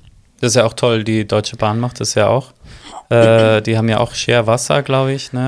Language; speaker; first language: German; native; German